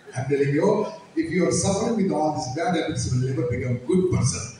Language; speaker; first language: English; non-native, local second language; Telugu